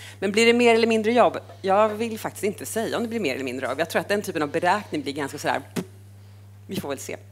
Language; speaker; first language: Swedish; native; Swedish